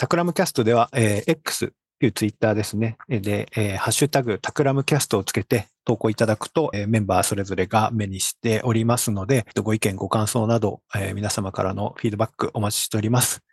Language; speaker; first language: Japanese; native; Japanese